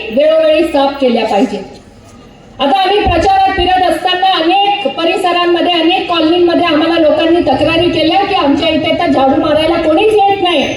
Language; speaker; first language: Marathi; native; Marathi